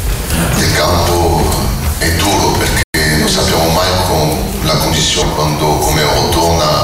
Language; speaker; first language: Italian; non-native, learner; French